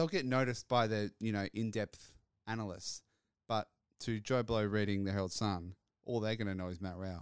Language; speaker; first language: English; native; English